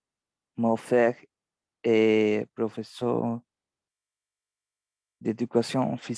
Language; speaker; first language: French; non-native, learner; Spanish